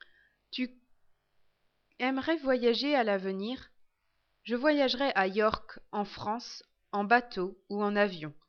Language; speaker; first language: French; non-native, learner; English